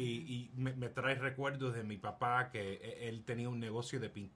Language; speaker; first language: Spanish; early bilingual, heritage; Spanish